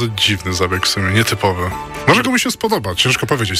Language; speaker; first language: Polish; native; Polish